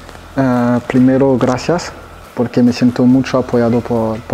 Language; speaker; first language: Spanish; non-native, fluent; French